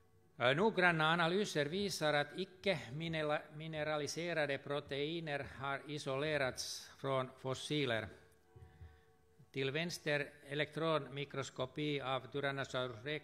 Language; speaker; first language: Swedish; non-native, fluent; Finnish